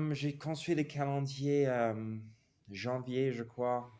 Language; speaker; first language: French; non-native, fluent; English